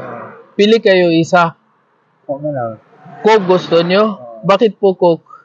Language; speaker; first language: Filipino; non-native, learner; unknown